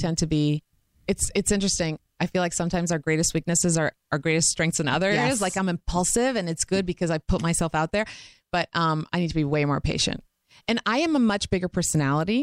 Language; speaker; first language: English; non-native, fluent; Croatian